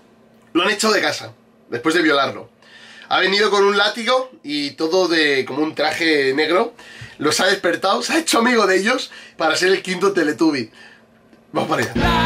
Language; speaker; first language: Spanish; native; Spanish